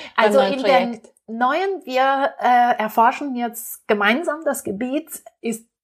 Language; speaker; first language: German; non-native, fluent; Romanian